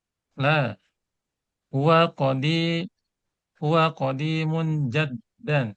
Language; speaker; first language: Arabic; non-native, learner; Indonesian